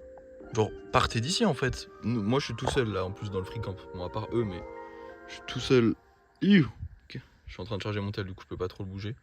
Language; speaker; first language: French; native; French